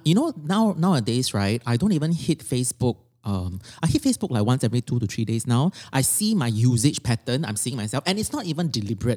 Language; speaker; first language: English; native; English